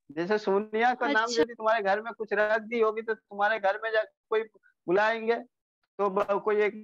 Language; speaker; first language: Hindi; non-native, local second language; Bangla